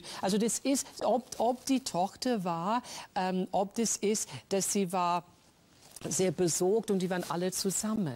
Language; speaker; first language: German; non-native, fluent; English